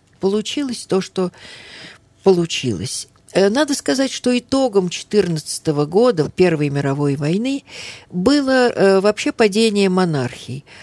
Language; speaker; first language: Russian; early bilingual, heritage; Russian